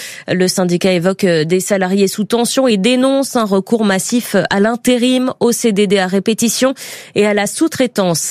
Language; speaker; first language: French; native; French